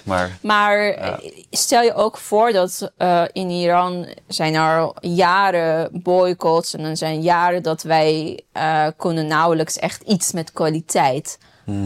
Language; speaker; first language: Dutch; non-native, fluent; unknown